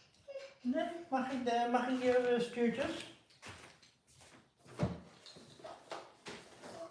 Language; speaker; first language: Dutch; non-native, fluent; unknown